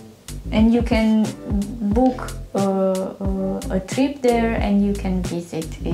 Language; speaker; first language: English; non-native, learner; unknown